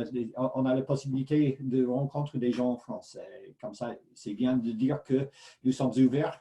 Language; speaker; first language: French; non-native, fluent; English